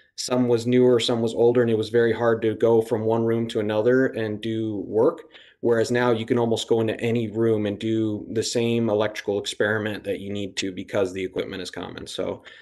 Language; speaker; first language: English; native; English